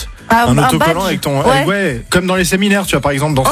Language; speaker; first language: French; native; French